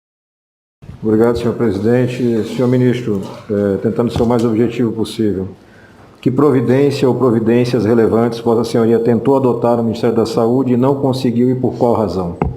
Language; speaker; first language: Portuguese; native; Portuguese